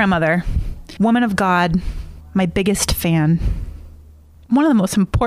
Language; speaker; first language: English; native; English